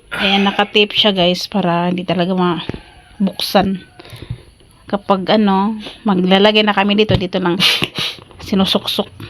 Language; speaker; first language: Filipino; non-native, local second language; Cebuano